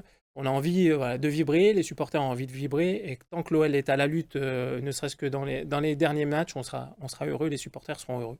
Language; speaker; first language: French; native; French